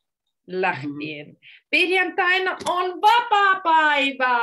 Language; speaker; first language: Finnish; non-native, learner; Russian